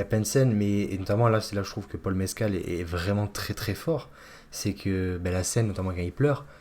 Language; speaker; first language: French; native; French